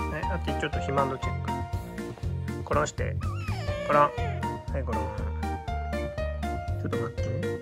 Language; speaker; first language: Japanese; native; Japanese